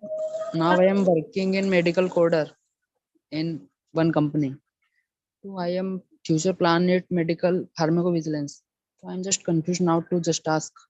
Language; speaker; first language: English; non-native, learner; Hindi